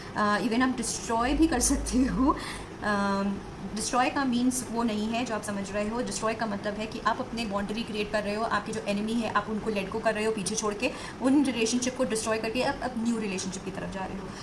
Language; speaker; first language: Hindi; native; Hindi